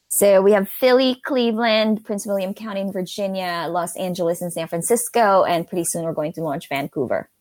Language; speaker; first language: English; non-native, local second language; Filipino